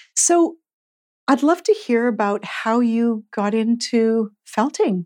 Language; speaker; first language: English; native; English